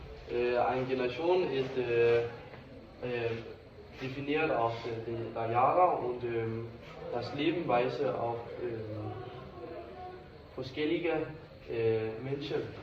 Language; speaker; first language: German; non-native, learner; Danish